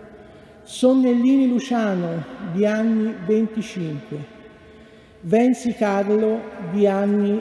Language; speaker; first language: Italian; native; Italian